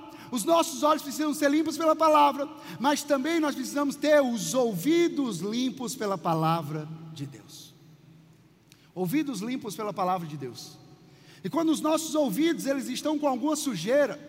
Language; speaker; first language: Portuguese; native; Portuguese